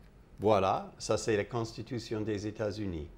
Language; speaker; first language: French; non-native, fluent; English